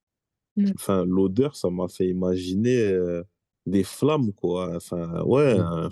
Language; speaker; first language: French; native; French